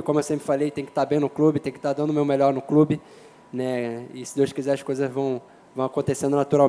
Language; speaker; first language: Portuguese; native; Portuguese